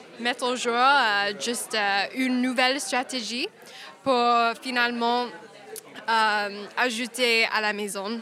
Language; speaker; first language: French; non-native, fluent; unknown